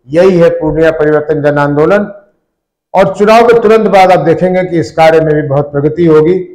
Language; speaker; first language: Hindi; native; Hindi